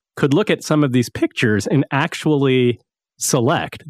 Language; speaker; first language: English; native; English